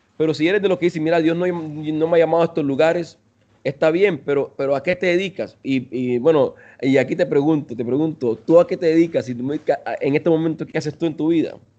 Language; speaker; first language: Spanish; native; Spanish